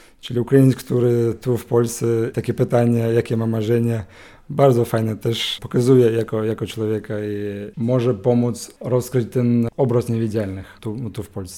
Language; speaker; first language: Polish; non-native, learner; Ukrainian